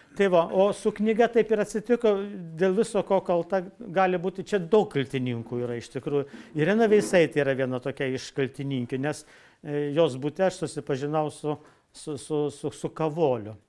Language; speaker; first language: Lithuanian; native; Lithuanian